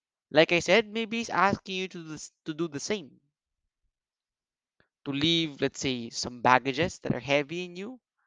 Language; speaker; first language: English; non-native, local second language; Filipino